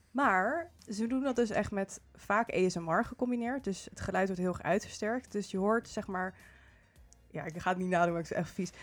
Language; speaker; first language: Dutch; early bilingual, other home language; Indonesian